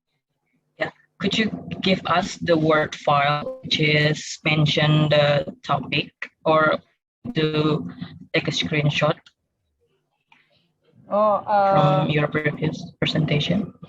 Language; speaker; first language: English; non-native, fluent; Indonesian